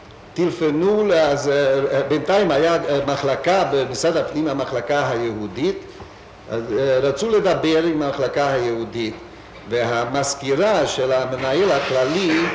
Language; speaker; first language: Hebrew; non-native, fluent; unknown